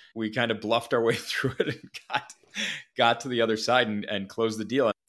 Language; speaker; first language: English; native; English